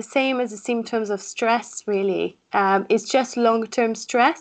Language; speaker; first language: English; non-native, fluent; French